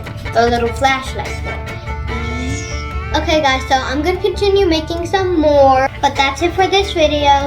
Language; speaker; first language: English; native; English